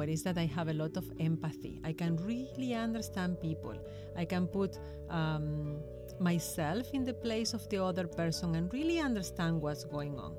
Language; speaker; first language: English; non-native, fluent; Spanish